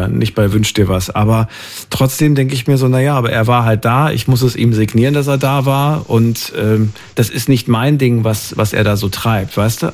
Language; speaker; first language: German; native; German